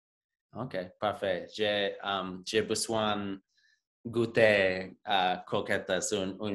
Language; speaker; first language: French; non-native, learner; English